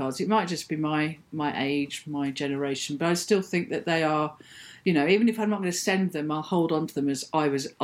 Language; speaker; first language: English; native; English